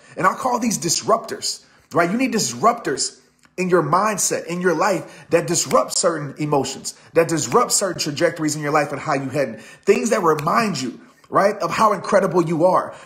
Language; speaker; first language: English; native; English